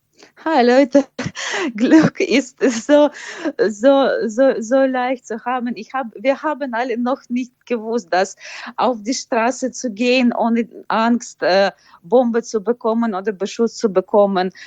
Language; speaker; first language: German; non-native, fluent; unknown